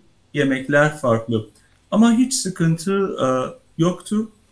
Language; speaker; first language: Turkish; non-native, learner; Persian